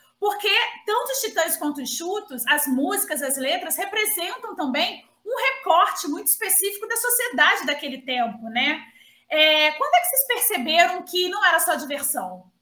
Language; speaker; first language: Portuguese; native; Portuguese